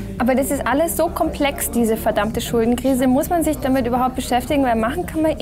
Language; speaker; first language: German; native; German